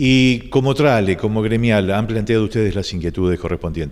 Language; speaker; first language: Spanish; native; Spanish